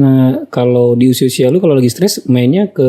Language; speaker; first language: Indonesian; native; Indonesian